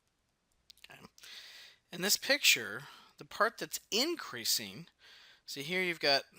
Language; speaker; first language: English; native; English